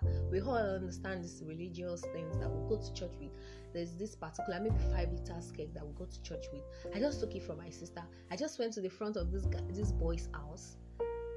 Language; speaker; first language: English; non-native, local second language; Yoruba